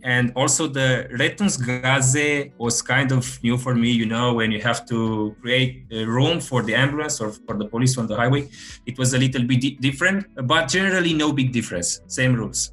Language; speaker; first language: English; non-native, fluent; Romanian